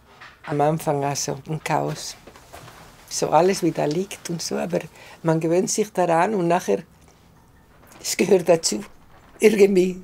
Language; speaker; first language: German; non-native, fluent; Spanish